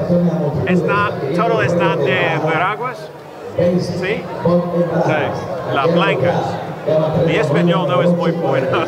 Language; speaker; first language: Spanish; non-native, learner; English